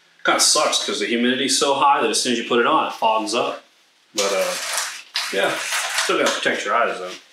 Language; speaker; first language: English; native; English